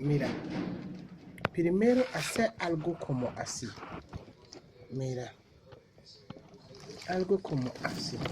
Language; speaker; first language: Spanish; non-native, learner; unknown